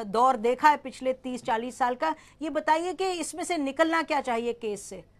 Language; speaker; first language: Urdu; native; Urdu